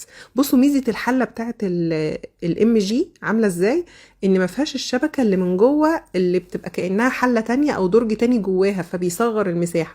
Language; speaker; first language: Arabic; native; Arabic